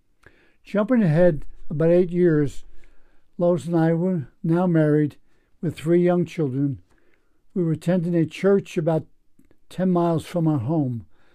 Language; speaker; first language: English; native; English